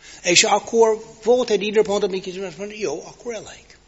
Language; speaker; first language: Hungarian; non-native, fluent; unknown